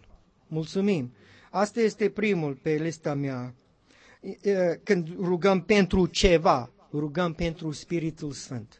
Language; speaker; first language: Romanian; non-native, learner; English